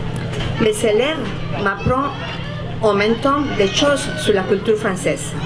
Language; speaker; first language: French; non-native, fluent; Spanish